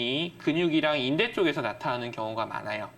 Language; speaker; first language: Korean; native; Korean